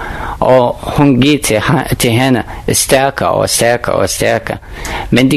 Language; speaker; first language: Danish; non-native, learner; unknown